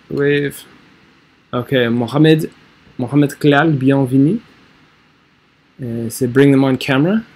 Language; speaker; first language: French; non-native, learner; English